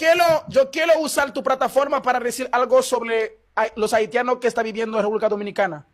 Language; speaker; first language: Spanish; non-native, fluent; Haitian Creole